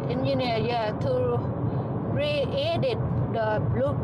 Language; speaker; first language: English; non-native, fluent; Thai